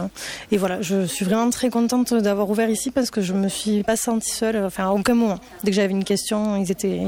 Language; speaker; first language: French; native; French